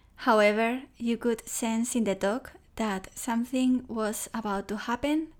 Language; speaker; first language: English; non-native, fluent; Spanish